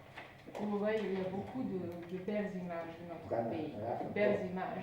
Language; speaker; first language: French; non-native, fluent; Serbian